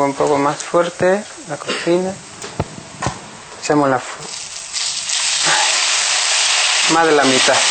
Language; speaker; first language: Spanish; non-native, learner; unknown